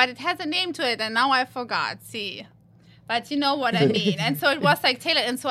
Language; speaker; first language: English; non-native, fluent; German